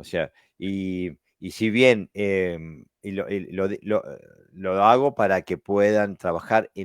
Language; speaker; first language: Spanish; native; Spanish